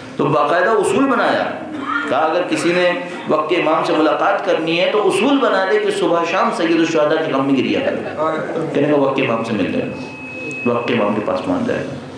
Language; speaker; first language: Urdu; native; Urdu